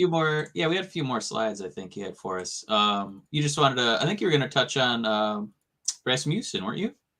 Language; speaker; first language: English; native; English